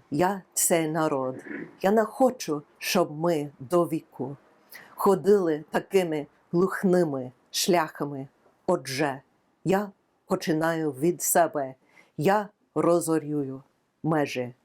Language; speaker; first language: Ukrainian; non-native, fluent; English